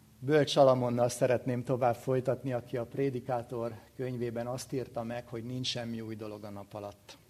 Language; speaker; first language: Hungarian; native; Hungarian